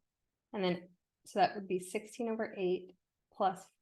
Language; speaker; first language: English; native; English